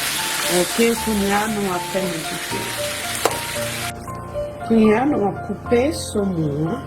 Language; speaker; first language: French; non-native, local second language; Haitian Creole